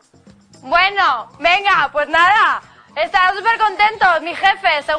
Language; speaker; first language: Spanish; native; Spanish